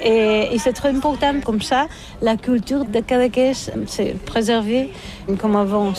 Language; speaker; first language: French; non-native, learner; Catalan